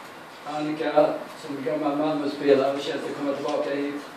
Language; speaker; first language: Swedish; native; Swedish